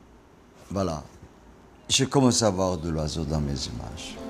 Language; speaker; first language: French; non-native, fluent; Korean